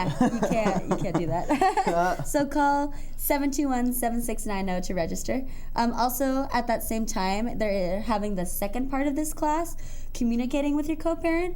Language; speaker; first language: English; native; English